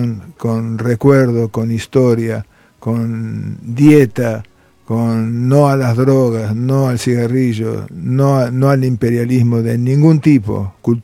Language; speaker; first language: Spanish; non-native, local second language; Armenian